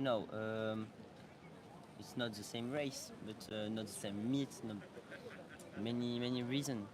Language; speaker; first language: English; non-native, learner; French